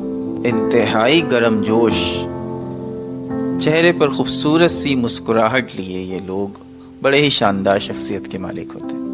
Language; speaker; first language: Urdu; native; Urdu